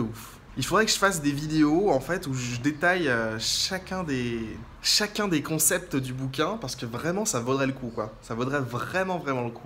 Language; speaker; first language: French; native; French